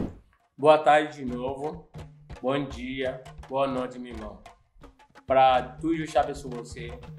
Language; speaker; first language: Portuguese; non-native, learner; Yoruba